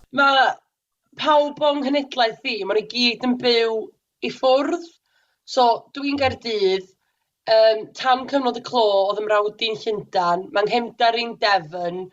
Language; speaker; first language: Welsh; native; Welsh